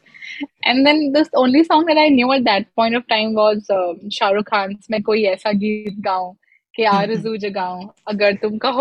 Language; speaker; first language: English; non-native, local second language; Hindi